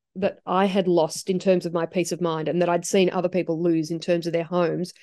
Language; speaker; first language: English; native; English